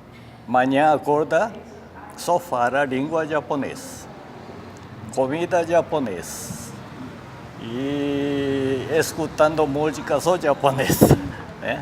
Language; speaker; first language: Portuguese; non-native, learner; Japanese